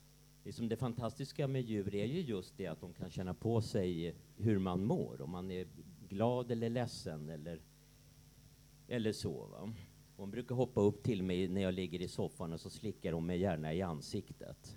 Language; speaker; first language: Swedish; native; Swedish